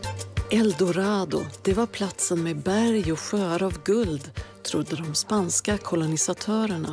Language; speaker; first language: Swedish; native; Swedish